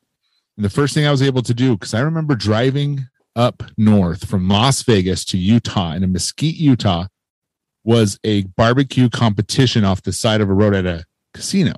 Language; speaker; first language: English; native; English